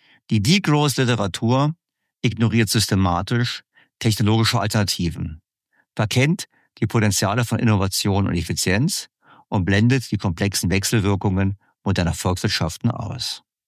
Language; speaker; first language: German; native; German